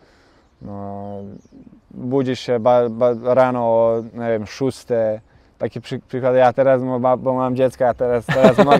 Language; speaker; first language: Polish; non-native, learner; Bosnian